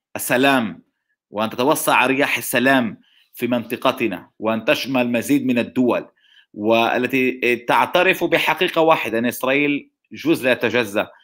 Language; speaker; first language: Arabic; non-native, local second language; Hebrew